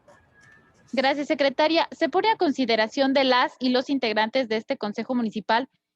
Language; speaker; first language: Spanish; native; Spanish